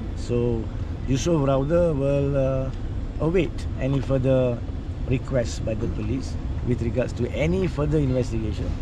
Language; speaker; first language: English; non-native, local second language; Malay